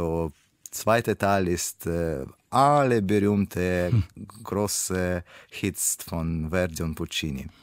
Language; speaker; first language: German; non-native, learner; Russian